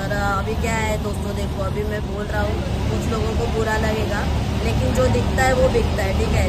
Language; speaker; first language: Hindi; non-native, local second language; Marathi